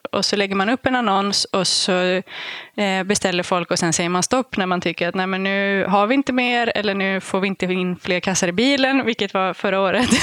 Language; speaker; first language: Swedish; native; Swedish